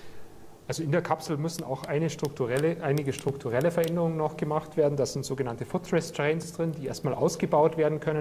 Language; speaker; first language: German; native; German